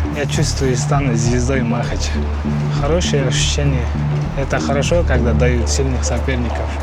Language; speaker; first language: Russian; non-native, local second language; Kazakh